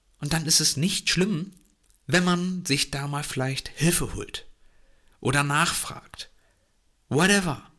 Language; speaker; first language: German; native; German